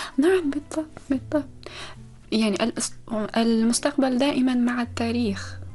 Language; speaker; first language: Arabic; non-native, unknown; Uzbek